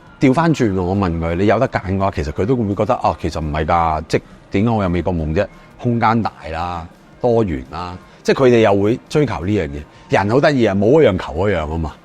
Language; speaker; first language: Cantonese; native; Cantonese